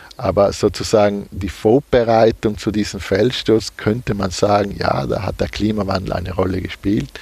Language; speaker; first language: German; native; German